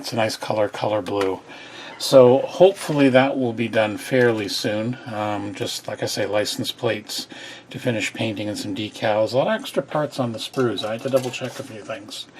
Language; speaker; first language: English; native; English